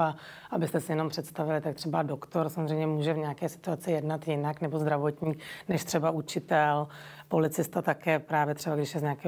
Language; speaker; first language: Czech; native; Czech